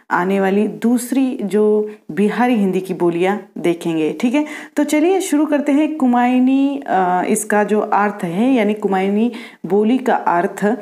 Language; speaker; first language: Hindi; non-native, local second language; Marathi